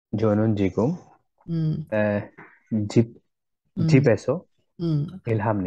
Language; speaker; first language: Korean; non-native, learner; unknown